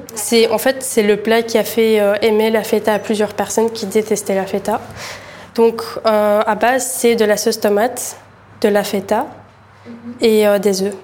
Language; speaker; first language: French; early bilingual, other home language; Bulgarian